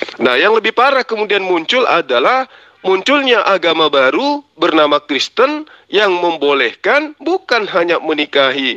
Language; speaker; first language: Indonesian; native; Indonesian